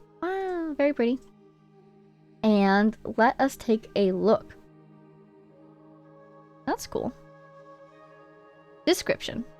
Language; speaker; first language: English; native; English